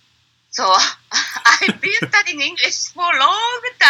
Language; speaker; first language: English; non-native, learner; Japanese